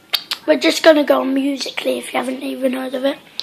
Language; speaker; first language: English; native; English